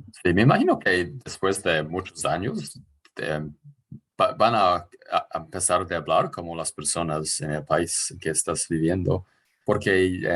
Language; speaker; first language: Spanish; non-native, fluent; English